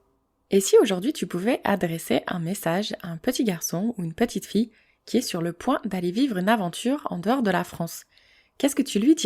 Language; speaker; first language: French; native; French